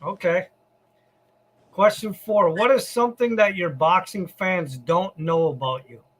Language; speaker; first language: English; native; English